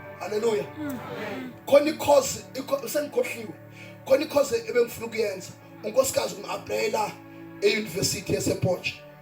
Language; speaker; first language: Zulu; non-native, local second language; Xhosa